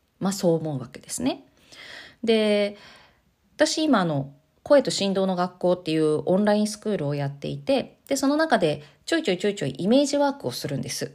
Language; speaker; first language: Japanese; native; Japanese